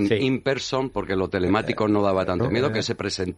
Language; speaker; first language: Spanish; native; Spanish